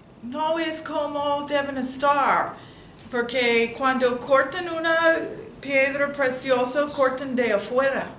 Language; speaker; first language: Spanish; non-native, learner; English